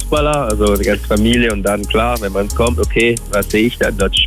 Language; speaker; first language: German; non-native, fluent; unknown